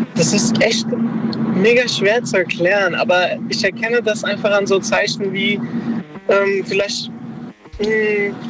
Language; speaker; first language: German; early bilingual, other home language; Spanish